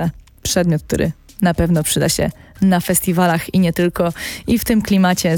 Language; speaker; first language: Polish; native; Polish